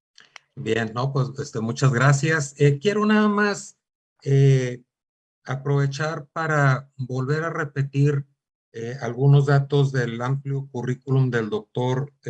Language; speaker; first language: Spanish; native; Spanish